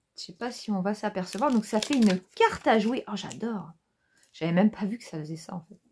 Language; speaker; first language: French; native; French